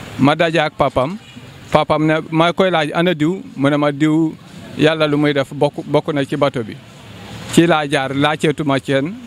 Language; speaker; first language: Wolof; non-native, local second language; Jola-Fonyi